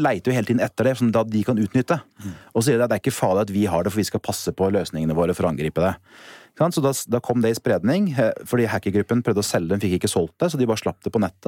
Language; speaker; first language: Norwegian; native; Norwegian